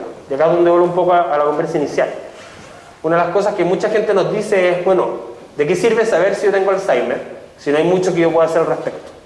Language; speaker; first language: Spanish; native; Spanish